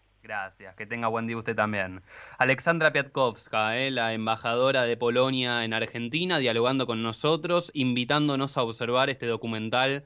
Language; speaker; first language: Spanish; native; Spanish